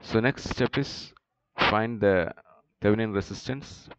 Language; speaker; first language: English; non-native, local second language; Malayalam